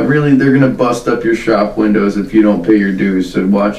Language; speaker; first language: English; native; English